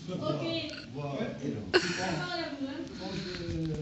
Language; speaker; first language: French; non-native, local second language; Arabic